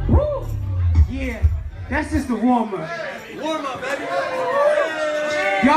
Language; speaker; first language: English; native; English